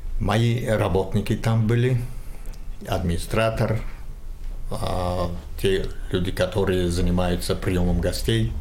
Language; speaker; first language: Russian; non-native, local second language; Tajik